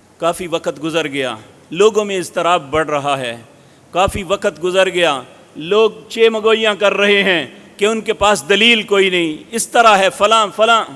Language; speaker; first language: Urdu; non-native, local second language; Punjabi